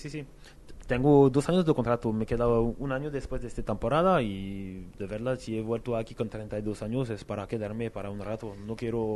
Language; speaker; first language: Spanish; non-native, fluent; French